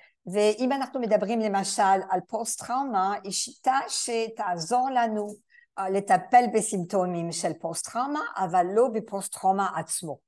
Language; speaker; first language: Hebrew; non-native, fluent; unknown